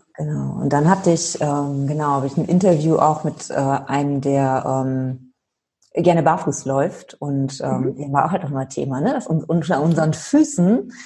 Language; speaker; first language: German; native; German